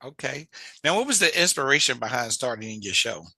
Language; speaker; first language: English; native; English